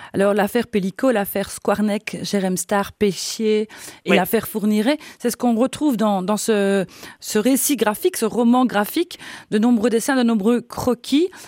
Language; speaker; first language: French; native; French